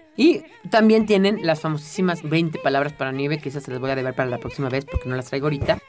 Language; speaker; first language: Spanish; native; Spanish